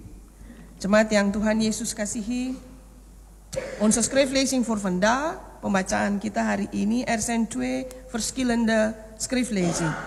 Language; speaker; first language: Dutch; non-native, fluent; Indonesian